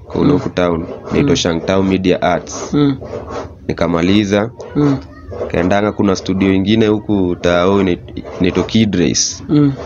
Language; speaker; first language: Swahili; native; Swahili